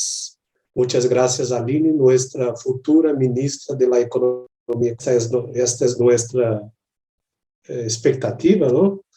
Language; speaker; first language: Spanish; non-native, learner; Portuguese